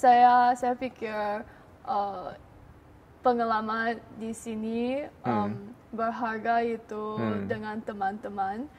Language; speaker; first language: Indonesian; non-native, learner; Chinese